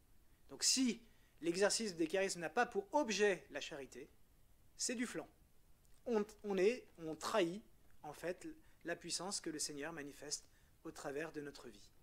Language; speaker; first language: French; native; French